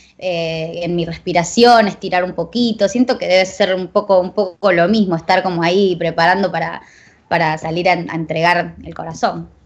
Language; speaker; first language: Spanish; native; Spanish